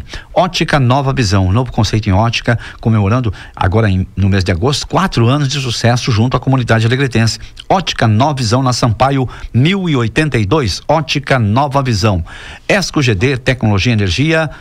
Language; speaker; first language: Portuguese; native; Portuguese